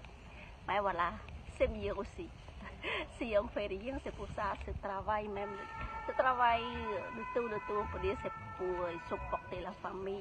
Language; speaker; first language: French; non-native, learner; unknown